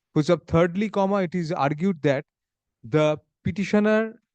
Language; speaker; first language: English; non-native, local second language; Bangla